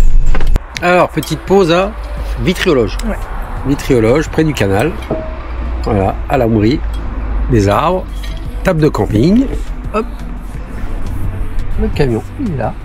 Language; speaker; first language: French; native; French